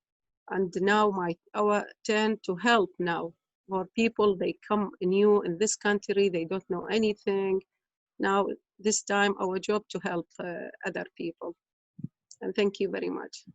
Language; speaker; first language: English; non-native, learner; Arabic